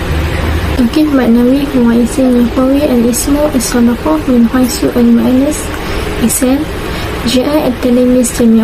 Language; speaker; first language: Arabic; non-native, learner; Malay